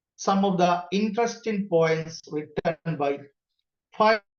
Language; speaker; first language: English; non-native, local second language; Malayalam